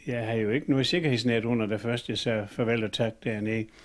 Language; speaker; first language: Danish; native; Danish